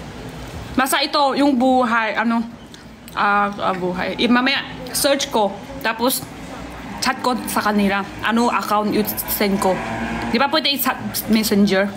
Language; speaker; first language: Filipino; non-native, learner; Chinese